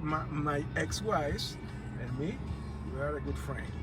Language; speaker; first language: English; non-native, learner; Spanish